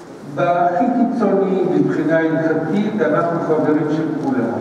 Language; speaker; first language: Hebrew; early bilingual, other home language; Spanish